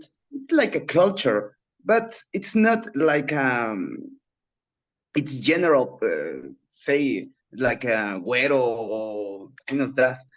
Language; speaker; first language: English; non-native, learner; Spanish